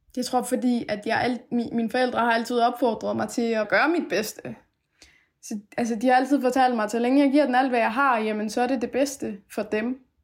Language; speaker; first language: Danish; early bilingual, other home language; Persian